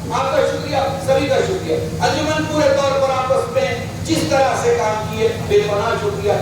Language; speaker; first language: Urdu; native; Urdu